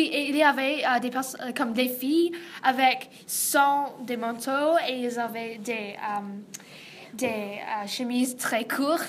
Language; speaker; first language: French; non-native, learner; English